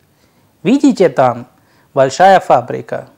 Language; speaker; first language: Russian; non-native, fluent; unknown